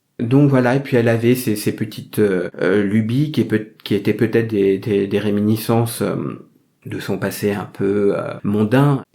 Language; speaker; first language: French; early bilingual, other home language; Vietnamese